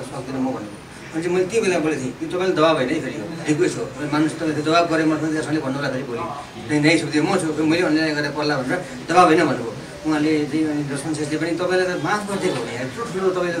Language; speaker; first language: Nepali; native; Nepali